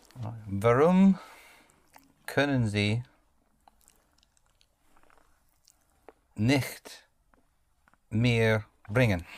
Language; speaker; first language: German; non-native, learner; English